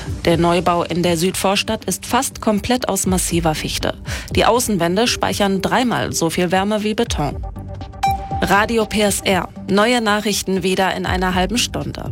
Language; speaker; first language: German; native; German